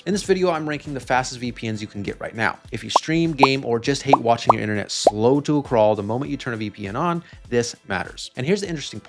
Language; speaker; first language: English; native; English